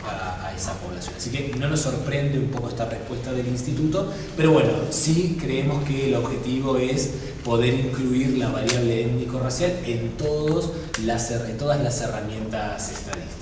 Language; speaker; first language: Spanish; native; Spanish